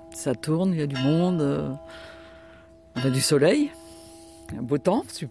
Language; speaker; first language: French; native; French